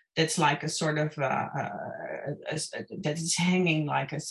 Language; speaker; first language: English; non-native, fluent; Dutch